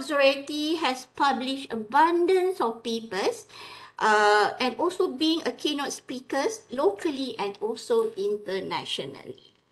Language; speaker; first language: English; non-native, local second language; Malay